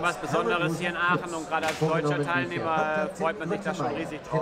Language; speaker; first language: German; native; German